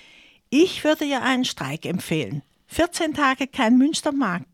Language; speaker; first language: German; native; German